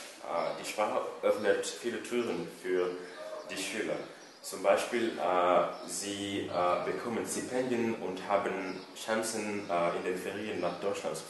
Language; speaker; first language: German; non-native, fluent; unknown